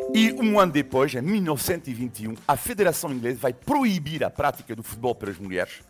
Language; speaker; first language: Portuguese; non-native, fluent; French